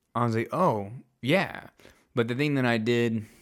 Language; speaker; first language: English; native; English